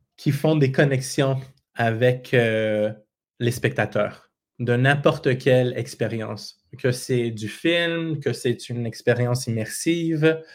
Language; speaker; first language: French; native; French